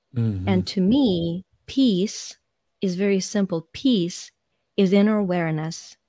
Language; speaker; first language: English; non-native, fluent; Ukrainian